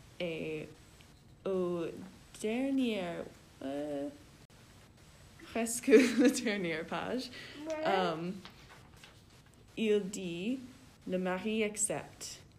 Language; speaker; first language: French; non-native, learner; English